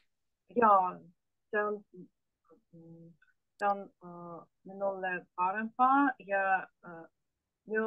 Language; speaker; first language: Finnish; non-native, learner; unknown